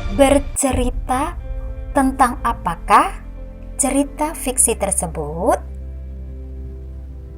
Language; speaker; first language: Indonesian; native; Indonesian